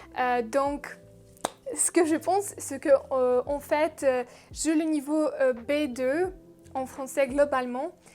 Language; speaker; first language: French; non-native, fluent; Russian